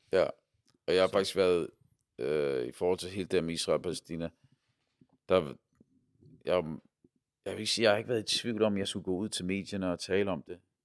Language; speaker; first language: Danish; early bilingual, other home language; Arabic